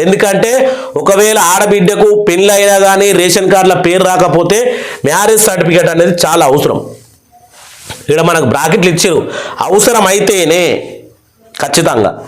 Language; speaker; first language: Telugu; native; Telugu